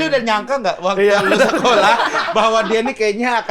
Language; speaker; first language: Indonesian; native; Indonesian